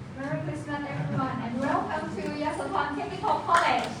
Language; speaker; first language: English; non-native, learner; Thai